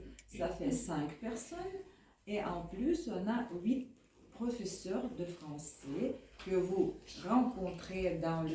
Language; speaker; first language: French; non-native, fluent; Russian